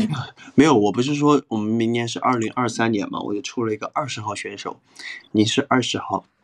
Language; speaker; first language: Chinese; native; Chinese